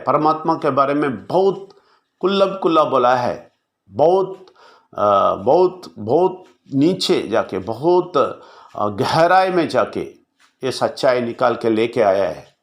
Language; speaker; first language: Hindi; non-native, local second language; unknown